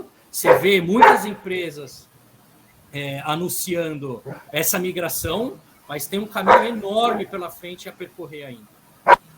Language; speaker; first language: Portuguese; native; Portuguese